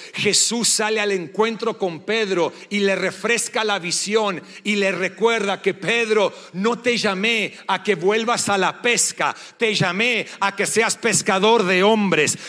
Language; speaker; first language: Spanish; non-native, fluent; English